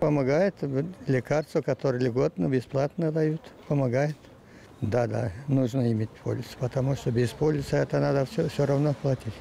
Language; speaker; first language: Russian; non-native, local second language; Gagauz